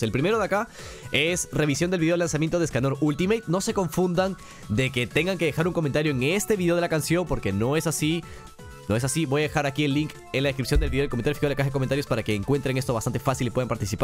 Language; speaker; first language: Spanish; native; Spanish